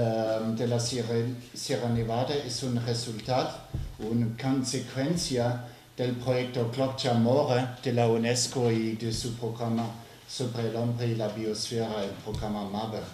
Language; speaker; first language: Spanish; non-native, learner; French